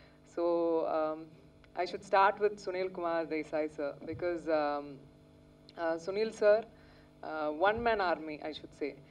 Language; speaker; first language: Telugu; non-native, learner; Tamil